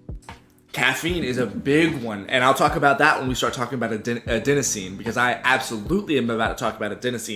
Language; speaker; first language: English; native; English